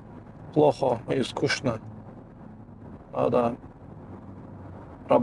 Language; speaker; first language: Russian; non-native, local second language; Kyrgyz